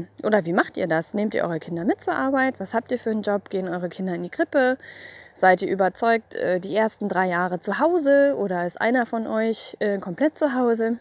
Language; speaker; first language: German; native; German